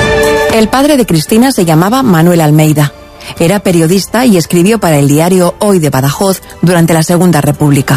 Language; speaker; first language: Spanish; native; Spanish